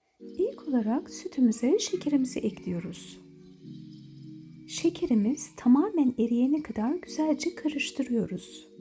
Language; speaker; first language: Turkish; native; Turkish